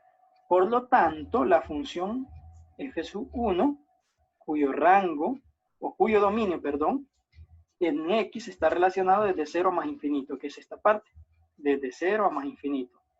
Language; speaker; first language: Spanish; native; Spanish